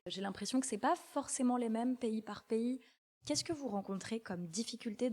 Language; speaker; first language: French; native; French